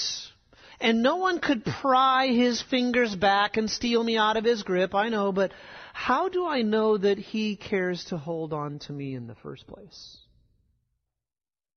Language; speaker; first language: English; native; English